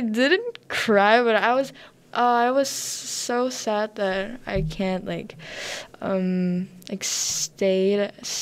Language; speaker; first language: English; non-native, learner; Korean